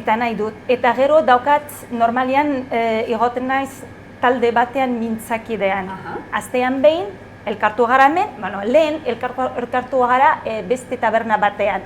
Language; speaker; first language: Basque; non-native, learner; Arabic